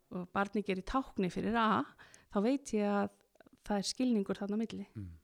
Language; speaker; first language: Icelandic; native; Icelandic